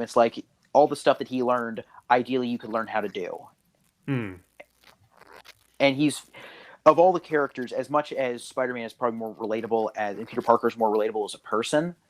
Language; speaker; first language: English; native; English